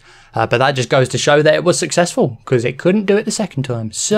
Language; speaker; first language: English; native; English